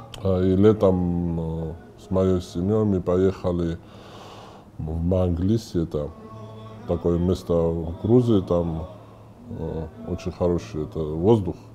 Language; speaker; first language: Russian; non-native, fluent; Georgian